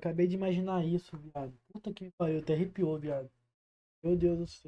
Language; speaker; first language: Portuguese; native; Portuguese